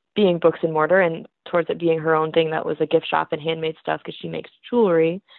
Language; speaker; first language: English; native; English